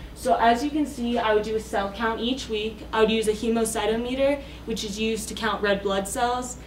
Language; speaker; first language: English; native; English